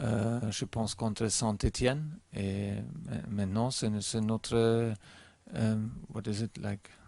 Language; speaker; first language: French; non-native, learner; German